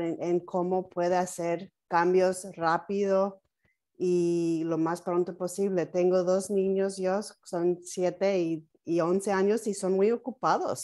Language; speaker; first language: Spanish; non-native, fluent; English